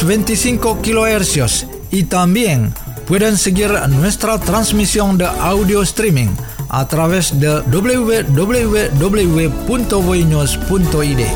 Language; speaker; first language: Spanish; non-native, fluent; Indonesian